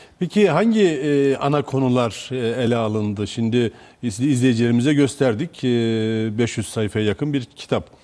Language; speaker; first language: Turkish; native; Turkish